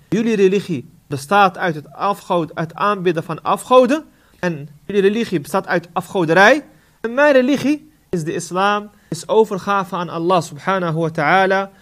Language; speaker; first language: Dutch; non-native, fluent; Arabic